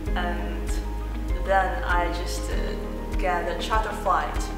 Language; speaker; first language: English; non-native, fluent; Chinese